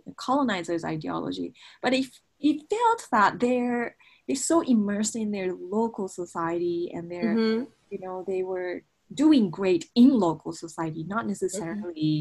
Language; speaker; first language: English; non-native, fluent; Japanese